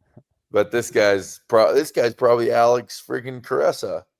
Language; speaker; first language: English; native; English